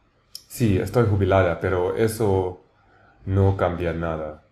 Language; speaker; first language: Spanish; non-native, learner; English